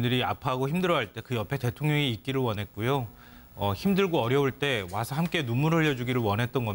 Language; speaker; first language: Korean; native; Korean